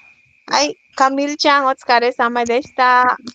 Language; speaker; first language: Japanese; non-native, fluent; Filipino